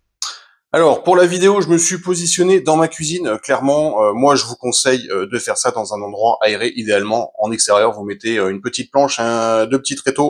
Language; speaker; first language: French; native; French